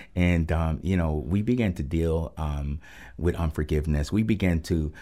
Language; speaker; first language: English; early bilingual, other home language; Spanish